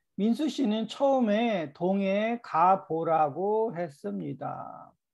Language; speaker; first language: Korean; native; Korean